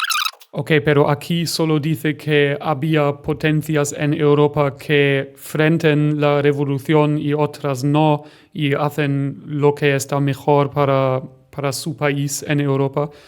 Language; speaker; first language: Spanish; non-native, fluent; German